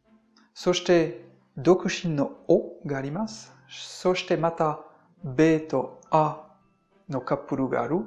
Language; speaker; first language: Japanese; non-native, fluent; French